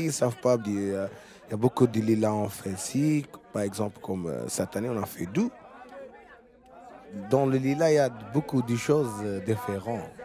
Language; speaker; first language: French; non-native, learner; Arabic